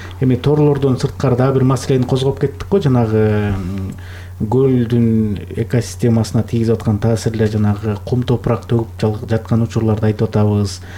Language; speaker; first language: Kyrgyz; native; Kyrgyz